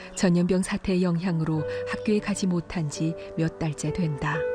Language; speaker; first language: Korean; native; Korean